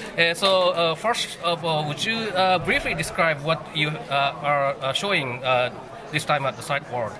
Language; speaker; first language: English; non-native, fluent; Japanese